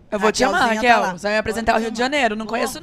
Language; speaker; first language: Portuguese; native; Portuguese